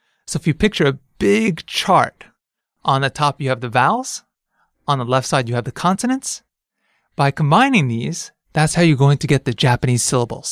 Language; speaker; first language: English; native; English